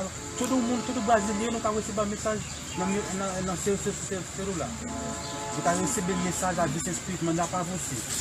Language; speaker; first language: Portuguese; non-native, learner; Haitian Creole